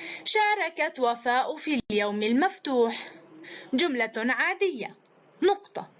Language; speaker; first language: Arabic; native; Arabic